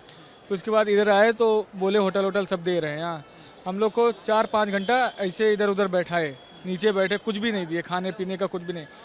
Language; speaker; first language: Hindi; native; Hindi